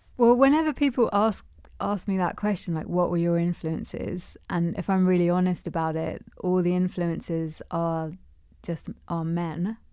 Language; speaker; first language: English; native; English